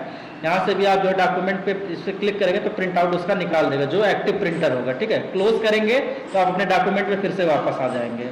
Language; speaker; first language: Hindi; native; Hindi